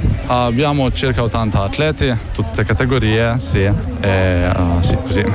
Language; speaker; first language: Italian; non-native, local second language; Slovenian